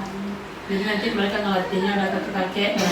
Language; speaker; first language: Indonesian; non-native, local second language; Minangkabau